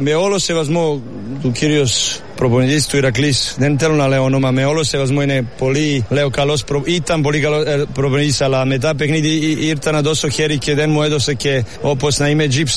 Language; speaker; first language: Greek; non-native, learner; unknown